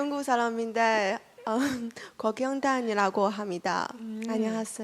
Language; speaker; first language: Korean; non-native, learner; Chinese